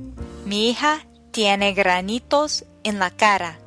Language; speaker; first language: Spanish; non-native, fluent; English